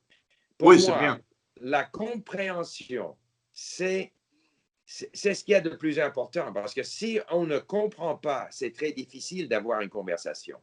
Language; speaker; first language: French; non-native, learner; English